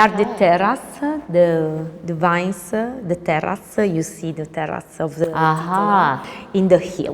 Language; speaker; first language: English; non-native, learner; Italian